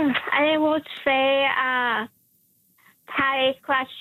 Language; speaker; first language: English; non-native, fluent; Thai